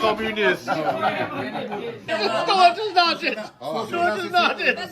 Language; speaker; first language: Russian; non-native, learner; English